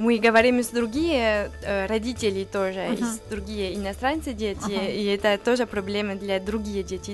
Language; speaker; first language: Russian; non-native, learner; French